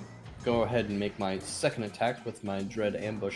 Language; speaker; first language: English; native; English